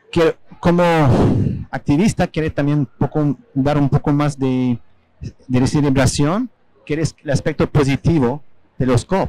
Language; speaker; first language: Spanish; non-native, fluent; French